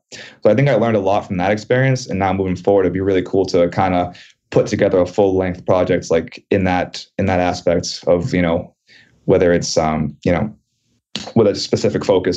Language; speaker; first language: English; native; English